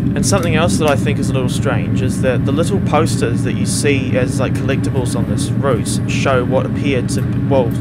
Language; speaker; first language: English; native; English